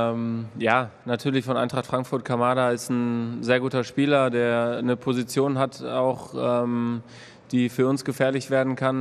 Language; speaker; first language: German; native; German